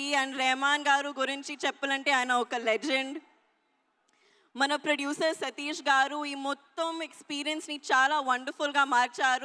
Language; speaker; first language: Telugu; non-native, learner; Hindi